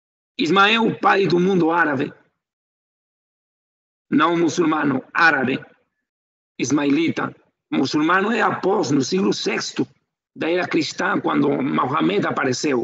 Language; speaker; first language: Portuguese; non-native, fluent; Spanish